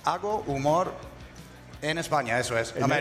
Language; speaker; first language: Spanish; non-native, fluent; English